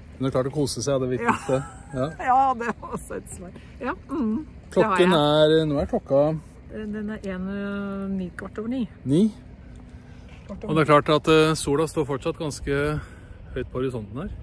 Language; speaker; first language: Norwegian; native; Norwegian